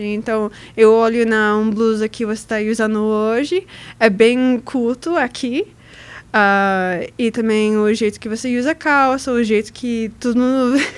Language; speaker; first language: Portuguese; non-native, learner; English